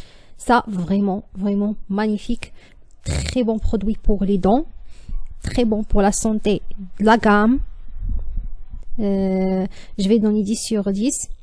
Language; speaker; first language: French; non-native, learner; Arabic